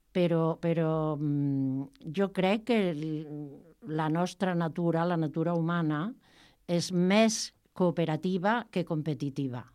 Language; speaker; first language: Catalan; non-native, local second language; Spanish